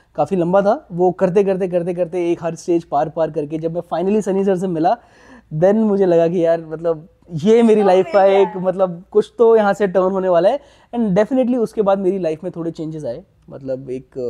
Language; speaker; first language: Hindi; native; Hindi